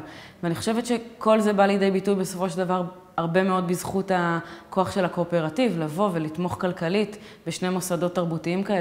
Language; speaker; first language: Hebrew; native; Hebrew